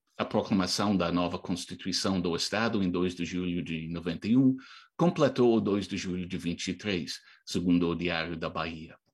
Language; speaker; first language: Portuguese; non-native, fluent; English